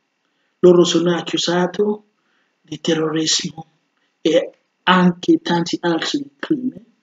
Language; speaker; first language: Italian; non-native, fluent; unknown